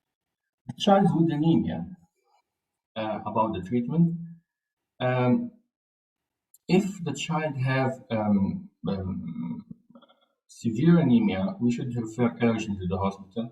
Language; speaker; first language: English; non-native, fluent; Arabic